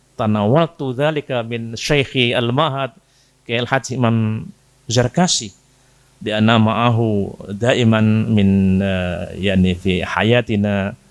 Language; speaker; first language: Arabic; non-native, fluent; Indonesian